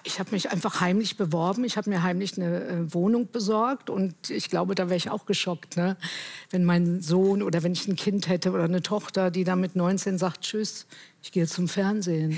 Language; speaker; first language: German; native; German